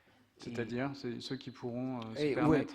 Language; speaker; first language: French; native; French